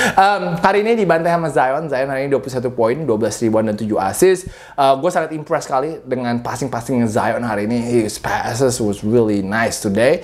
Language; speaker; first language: Indonesian; native; Indonesian